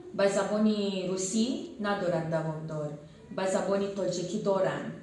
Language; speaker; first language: Tajik; non-native, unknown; Filipino